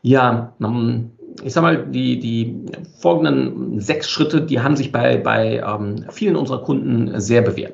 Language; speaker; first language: German; native; German